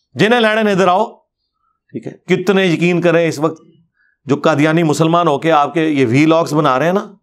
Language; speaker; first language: Urdu; non-native, local second language; Punjabi